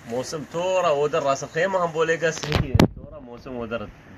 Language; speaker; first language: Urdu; non-native, learner; Arabic